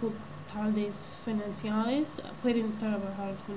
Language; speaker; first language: Spanish; non-native, learner; English